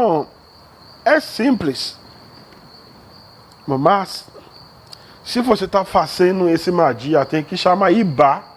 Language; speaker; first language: Portuguese; non-native, learner; Yoruba